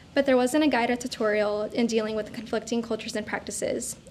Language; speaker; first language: English; native; English